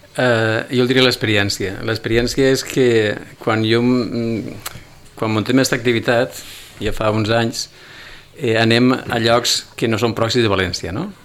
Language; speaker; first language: Catalan; native; Catalan